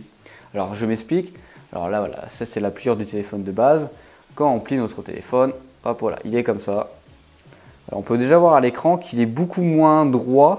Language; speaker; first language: French; native; French